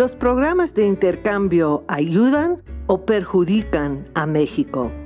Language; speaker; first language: Spanish; non-native, fluent; English